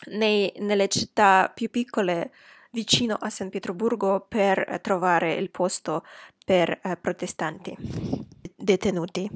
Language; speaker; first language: Italian; non-native, fluent; Russian